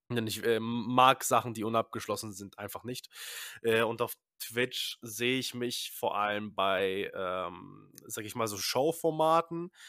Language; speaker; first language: German; early bilingual, other home language; Polish